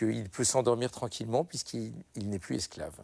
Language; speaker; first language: French; native; French